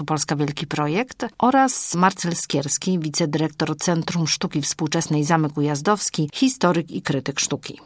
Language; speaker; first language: Polish; native; Polish